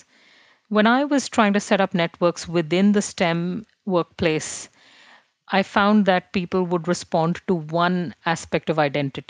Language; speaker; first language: English; non-native, local second language; Hindi